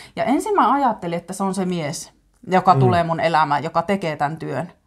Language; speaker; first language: Finnish; native; Finnish